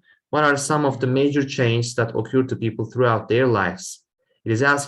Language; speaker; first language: English; non-native, fluent; Turkish